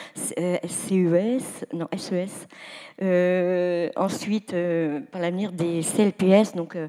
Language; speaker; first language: French; native; French